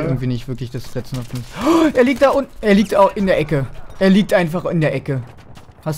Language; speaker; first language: German; native; German